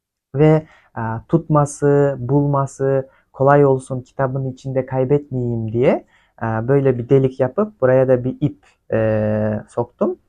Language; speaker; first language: Turkish; non-native, fluent; Kyrgyz